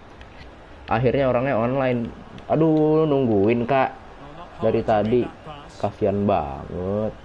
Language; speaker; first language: Indonesian; native; Indonesian